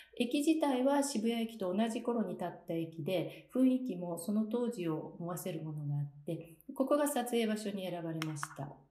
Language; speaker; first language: Japanese; native; Japanese